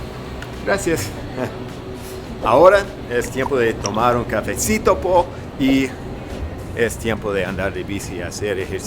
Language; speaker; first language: Spanish; non-native, fluent; English